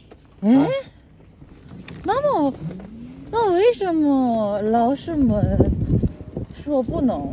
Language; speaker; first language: Chinese; non-native, learner; Korean